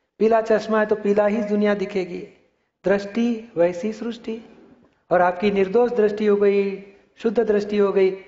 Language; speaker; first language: Hindi; non-native, local second language; Gujarati